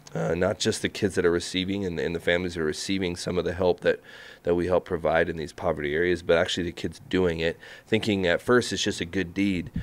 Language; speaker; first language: English; native; English